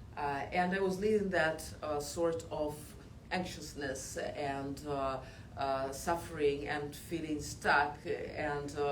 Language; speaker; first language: English; non-native, learner; Russian